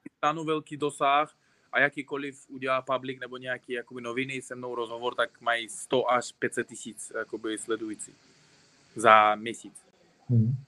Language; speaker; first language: Czech; non-native, fluent; Uzbek